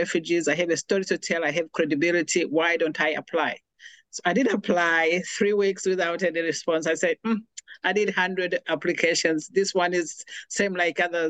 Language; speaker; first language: English; non-native, local second language; Kinyarwanda